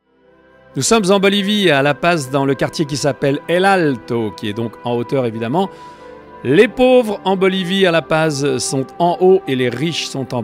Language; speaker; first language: French; native; French